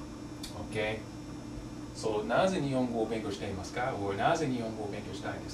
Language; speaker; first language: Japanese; non-native, learner; English